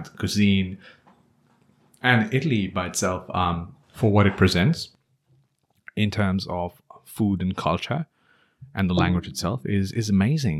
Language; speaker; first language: English; non-native, local second language; Nepali